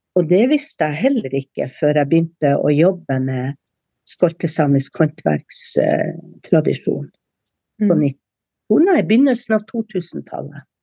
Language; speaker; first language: Norwegian; native; Norwegian